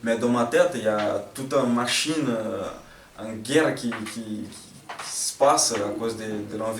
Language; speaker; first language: French; non-native, fluent; Portuguese